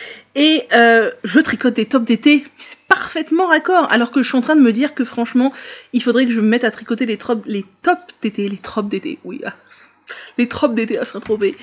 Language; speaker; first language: French; native; French